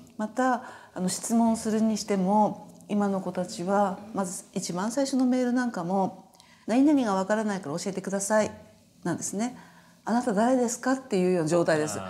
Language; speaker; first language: Japanese; native; Japanese